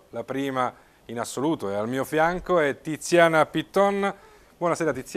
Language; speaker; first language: Italian; native; Italian